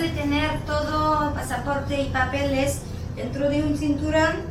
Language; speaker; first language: Spanish; non-native, fluent; French